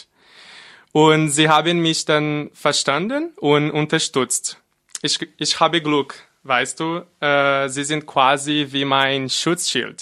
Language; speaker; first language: German; non-native, fluent; Portuguese